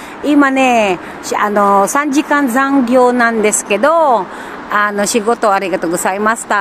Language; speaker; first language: Japanese; non-native, learner; Filipino